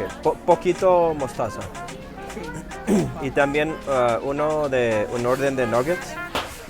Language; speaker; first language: Spanish; non-native, learner; English